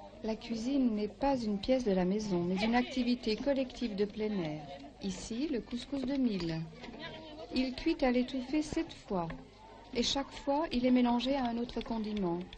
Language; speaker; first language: French; native; French